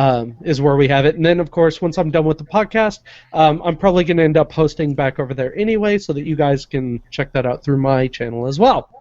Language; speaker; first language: English; native; English